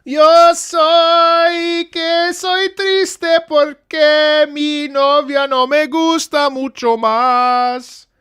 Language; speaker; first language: Spanish; non-native, learner; English